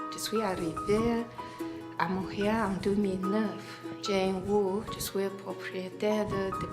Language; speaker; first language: French; non-native, learner; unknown